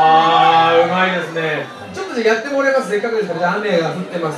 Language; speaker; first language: Japanese; native; Japanese